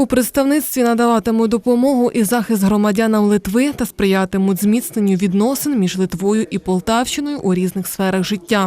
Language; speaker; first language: Ukrainian; native; Ukrainian